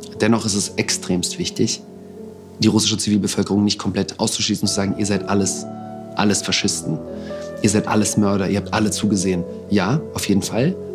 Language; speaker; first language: German; early bilingual, other home language; Russian